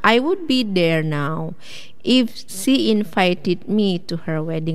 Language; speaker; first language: English; non-native, fluent; Indonesian